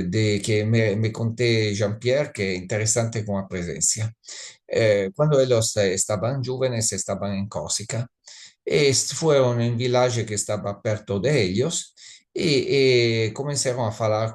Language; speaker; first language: Spanish; non-native, learner; Italian